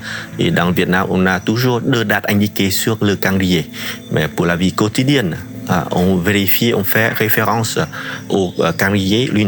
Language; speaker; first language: French; non-native, fluent; Vietnamese